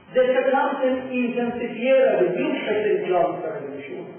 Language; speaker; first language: Swedish; non-native, fluent; Persian